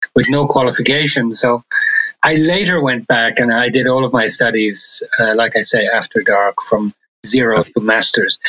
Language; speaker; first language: English; native; English